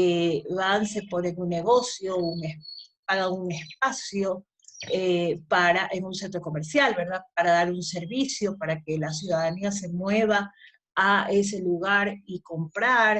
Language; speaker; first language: Spanish; native; Spanish